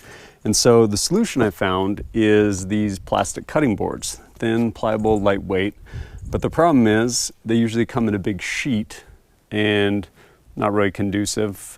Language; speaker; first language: English; native; English